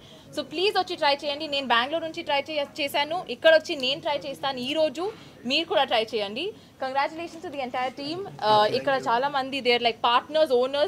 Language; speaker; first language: Telugu; non-native, learner; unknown